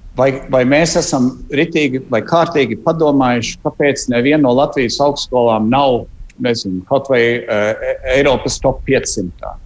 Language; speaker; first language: Latvian; early bilingual, heritage; Latvian